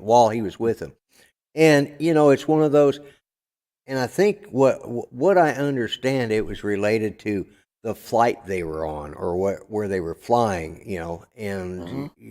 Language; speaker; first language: English; native; English